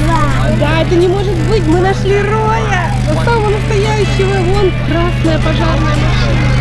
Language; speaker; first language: Russian; native; Russian